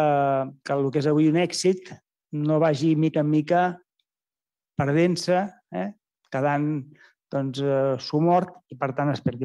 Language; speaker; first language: Catalan; native; Catalan